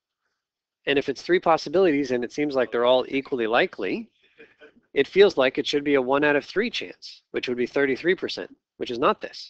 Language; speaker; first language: English; native; English